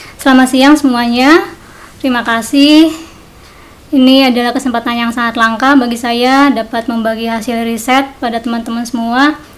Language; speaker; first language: Indonesian; non-native, local second language; Sundanese